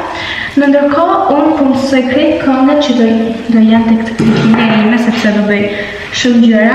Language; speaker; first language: Albanian; early bilingual, heritage; Albanian